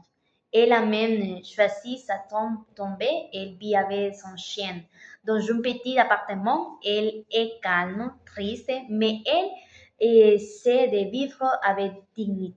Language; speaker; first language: French; non-native, learner; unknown